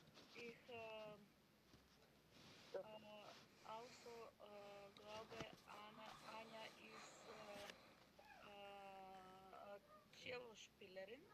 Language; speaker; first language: German; non-native, learner; Macedonian